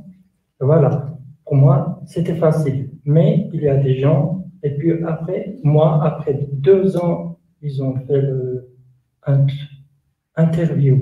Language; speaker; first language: French; non-native, learner; Kurdish